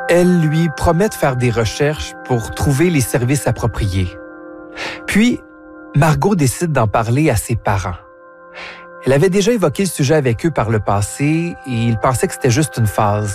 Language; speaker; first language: French; native; French